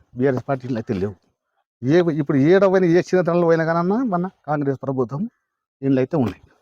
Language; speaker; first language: Telugu; non-native, local second language; Lambadi